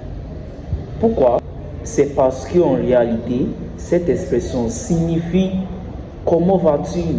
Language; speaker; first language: French; non-native, learner; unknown